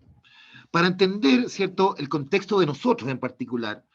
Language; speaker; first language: Spanish; native; Spanish